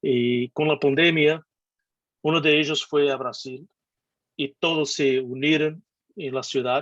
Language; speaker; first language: Spanish; non-native, fluent; Portuguese